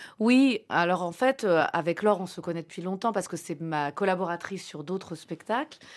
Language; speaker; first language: French; native; French